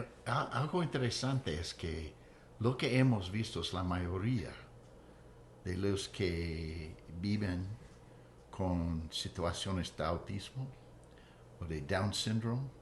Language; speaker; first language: Spanish; non-native, fluent; English